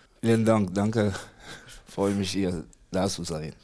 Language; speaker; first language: German; non-native, fluent; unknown